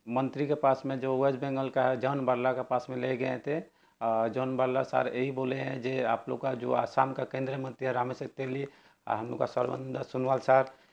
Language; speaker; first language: Hindi; non-native, local second language; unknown